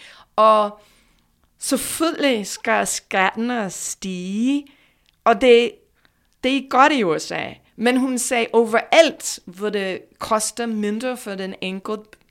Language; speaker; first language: Danish; non-native, fluent; English